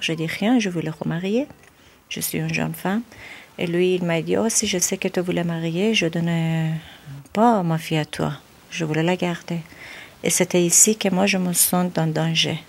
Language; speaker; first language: French; non-native, learner; Persian